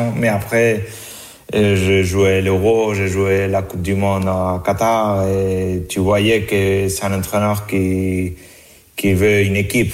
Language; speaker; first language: French; non-native, fluent; Spanish